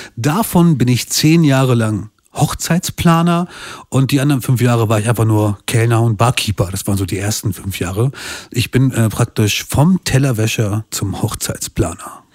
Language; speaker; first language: German; early bilingual, other home language; Albanian